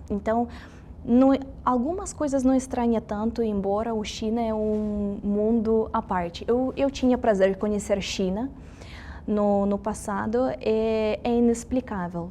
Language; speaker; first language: Portuguese; non-native, fluent; Russian